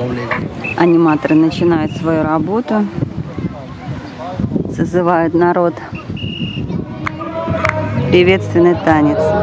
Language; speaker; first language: Russian; native; Russian